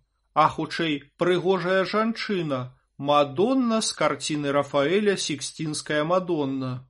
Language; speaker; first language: Belarusian; native; Belarusian